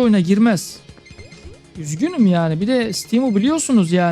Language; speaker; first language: Turkish; native; Turkish